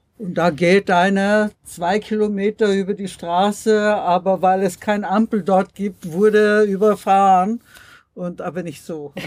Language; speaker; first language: German; non-native, fluent; English